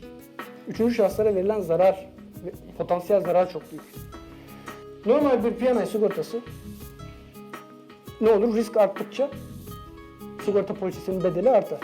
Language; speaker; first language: Turkish; native; Turkish